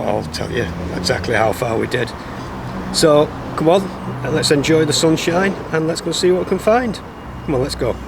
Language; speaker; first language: English; native; English